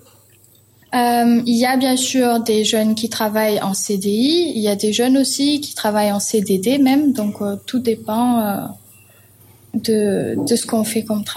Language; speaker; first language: French; non-native, fluent; German